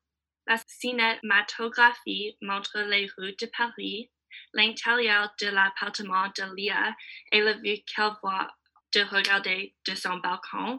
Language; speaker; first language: French; non-native, learner; English